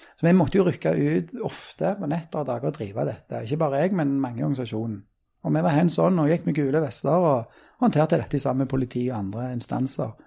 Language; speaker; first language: Norwegian; native; Norwegian